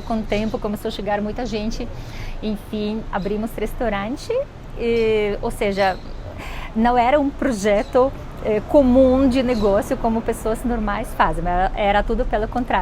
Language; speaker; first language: Portuguese; non-native, fluent; Russian